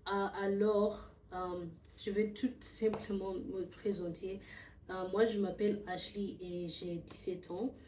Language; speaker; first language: French; non-native, learner; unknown